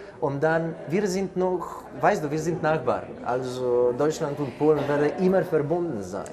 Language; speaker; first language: German; non-native, fluent; Polish